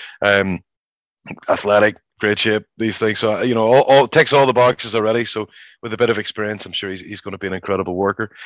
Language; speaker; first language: English; native; English